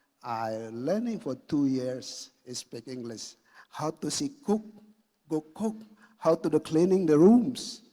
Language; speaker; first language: English; non-native, learner; Indonesian